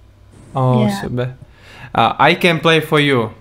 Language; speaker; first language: English; non-native, learner; Russian